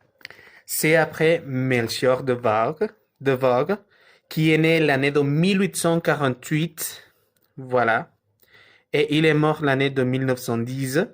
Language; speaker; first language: French; non-native, learner; Spanish